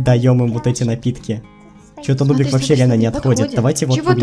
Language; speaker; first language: Russian; native; Russian